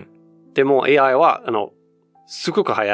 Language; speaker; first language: Japanese; non-native, learner; Danish